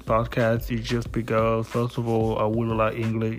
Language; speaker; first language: English; non-native, fluent; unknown